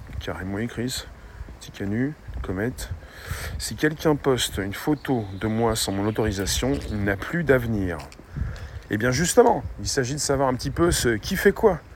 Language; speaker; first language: French; native; French